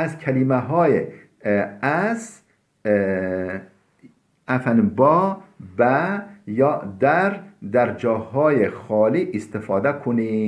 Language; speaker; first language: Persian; non-native, fluent; Turkish